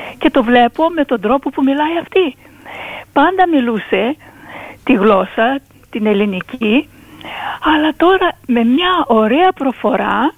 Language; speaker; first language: Greek; early bilingual, heritage; Greek